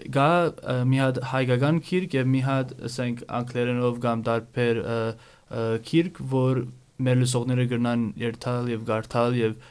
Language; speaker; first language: Armenian; early bilingual, heritage; Armenian